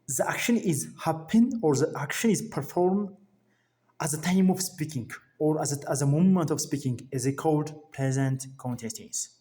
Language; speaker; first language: English; non-native, local second language; Amharic